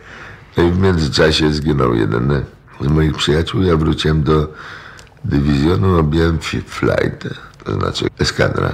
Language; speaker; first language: Polish; native; Polish